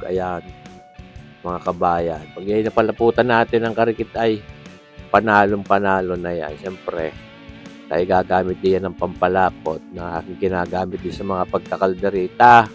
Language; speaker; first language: Filipino; native; Filipino